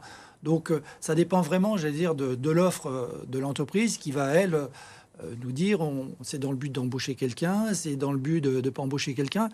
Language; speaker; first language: French; native; French